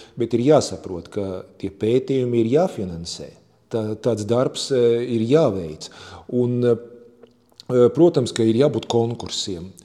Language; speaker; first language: Latvian; non-native, local second language; Russian